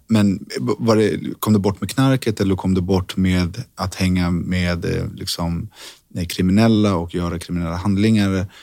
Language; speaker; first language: Swedish; native; Swedish